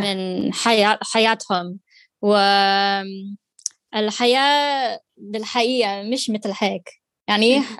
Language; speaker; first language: Arabic; non-native, learner; English